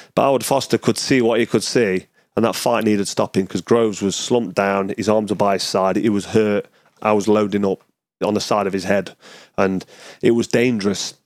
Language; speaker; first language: English; native; English